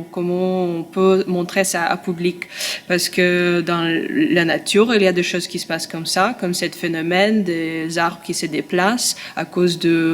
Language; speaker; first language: French; non-native, learner; Russian